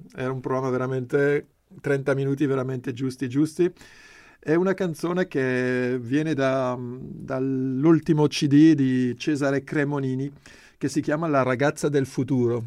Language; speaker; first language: Italian; native; Italian